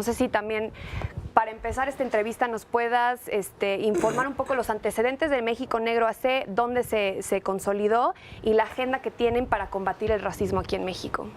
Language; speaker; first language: Spanish; native; Spanish